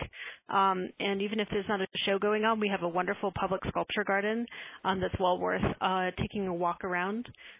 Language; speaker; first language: English; native; English